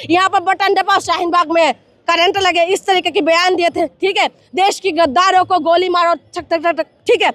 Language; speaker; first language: Hindi; non-native, local second language; Manipuri